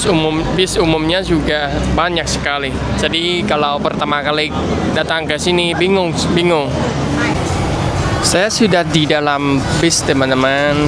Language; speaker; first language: Indonesian; non-native, fluent; Vietnamese